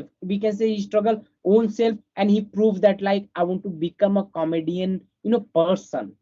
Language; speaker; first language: English; non-native, fluent; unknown